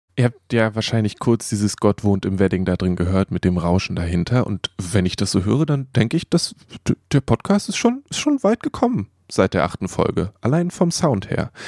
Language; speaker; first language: German; native; German